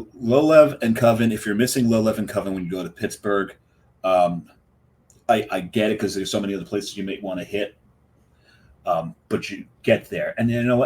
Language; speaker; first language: English; native; English